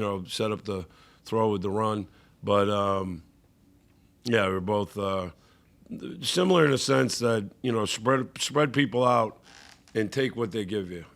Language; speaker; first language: English; native; English